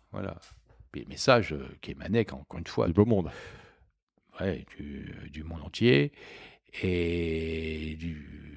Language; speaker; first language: French; native; French